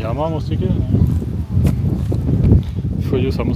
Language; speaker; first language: Japanese; non-native, learner; French